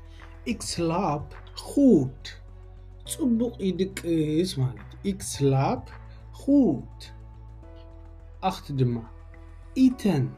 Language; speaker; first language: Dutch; non-native, learner; Tigrinya